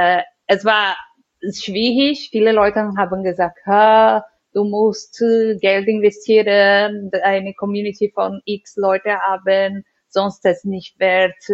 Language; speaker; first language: German; non-native, fluent; Portuguese